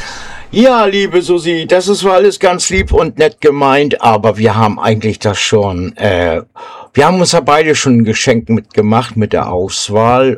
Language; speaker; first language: German; native; German